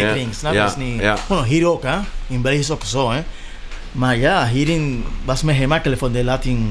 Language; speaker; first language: Dutch; non-native, learner; Spanish